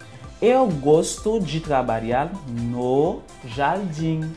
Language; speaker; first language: Portuguese; non-native, fluent; Haitian Creole